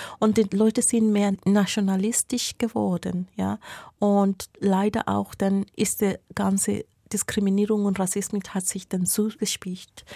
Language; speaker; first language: German; non-native, fluent; Swahili